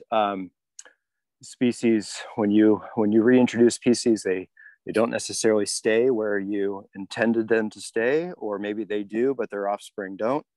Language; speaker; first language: English; native; English